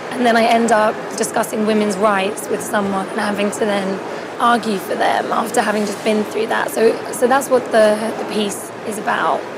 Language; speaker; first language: English; native; English